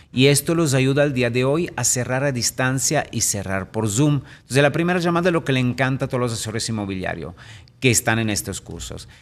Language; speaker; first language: Spanish; non-native, fluent; Italian